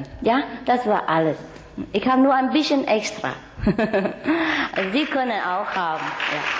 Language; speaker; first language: German; non-native, learner; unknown